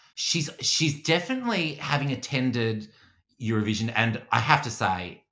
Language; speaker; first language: English; native; English